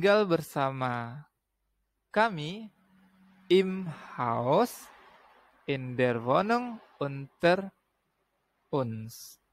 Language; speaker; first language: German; non-native, learner; Indonesian